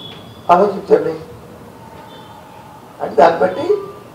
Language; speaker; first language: Telugu; native; Telugu